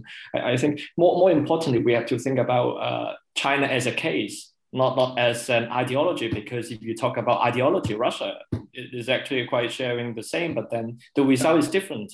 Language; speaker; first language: English; non-native, local second language; Cantonese